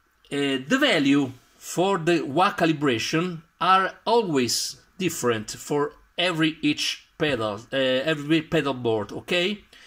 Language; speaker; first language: English; non-native, learner; Italian